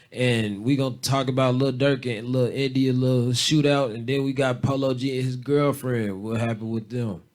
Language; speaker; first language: English; native; English